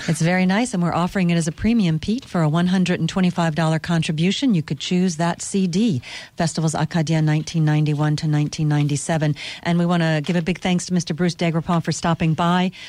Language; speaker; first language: English; early bilingual, other home language; French